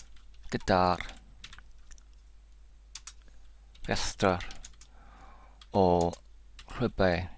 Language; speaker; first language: Welsh; non-native, learner; English